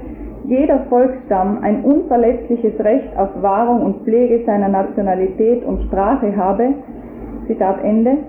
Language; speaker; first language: German; native; German